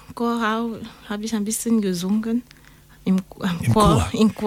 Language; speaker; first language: German; non-native, learner; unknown